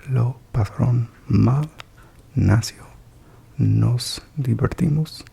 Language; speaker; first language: Spanish; non-native, learner; English